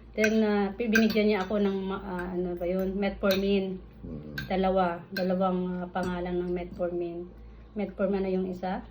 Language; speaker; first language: Filipino; non-native, local second language; Iloko